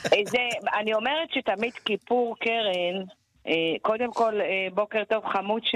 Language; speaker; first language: Hebrew; native; Hebrew